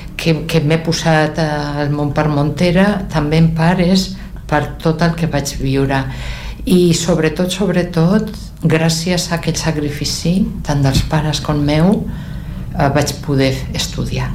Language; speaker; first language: Catalan; non-native, local second language; Spanish